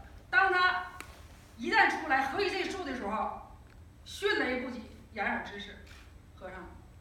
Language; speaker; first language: Chinese; native; Chinese